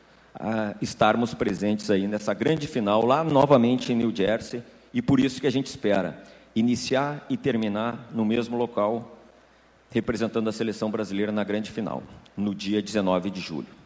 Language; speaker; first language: Portuguese; native; Portuguese